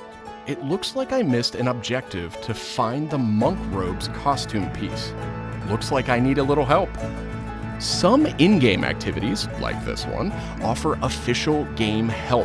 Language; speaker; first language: English; native; English